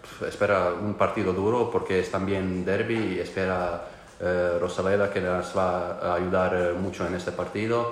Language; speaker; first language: Spanish; non-native, learner; Croatian